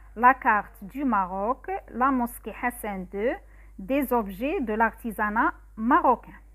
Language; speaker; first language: French; non-native, local second language; Arabic